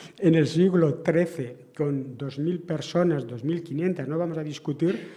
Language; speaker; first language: Spanish; native; Spanish